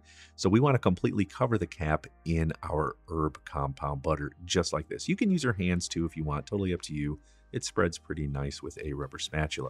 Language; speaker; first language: English; native; English